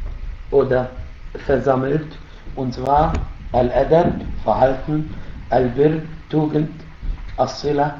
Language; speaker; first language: German; non-native, fluent; Arabic